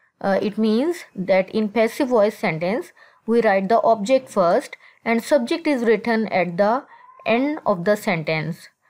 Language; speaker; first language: English; non-native, local second language; Urdu